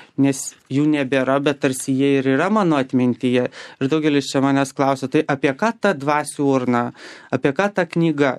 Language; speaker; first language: Lithuanian; native; Lithuanian